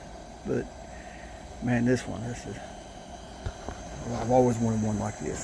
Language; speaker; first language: English; native; English